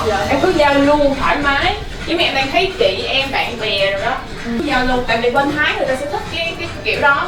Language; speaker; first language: Vietnamese; native; Vietnamese